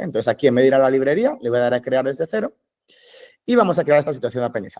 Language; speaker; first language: Spanish; native; Spanish